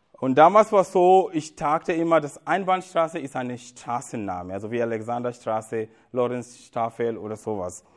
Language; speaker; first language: German; non-native, fluent; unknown